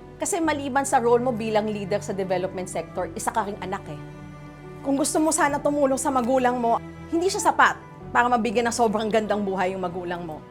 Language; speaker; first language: Filipino; native; Filipino